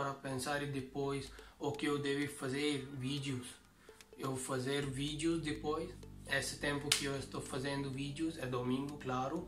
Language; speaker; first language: Portuguese; non-native, learner; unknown